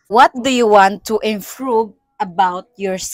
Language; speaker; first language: English; non-native, local second language; Cebuano